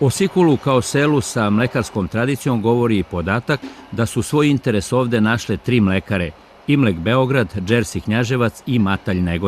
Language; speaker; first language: Serbian; native; Serbian